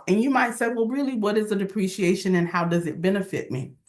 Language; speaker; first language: English; native; English